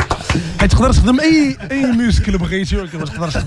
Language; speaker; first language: Arabic; native; Arabic